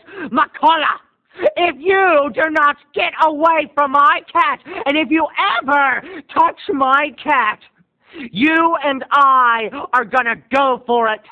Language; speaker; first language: English; native; English